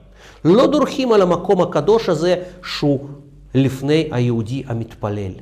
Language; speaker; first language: Hebrew; non-native, fluent; Russian